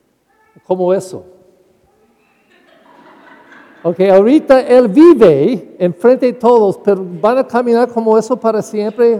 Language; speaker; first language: Spanish; non-native, learner; English